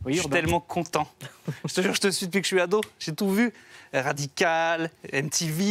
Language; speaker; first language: French; native; French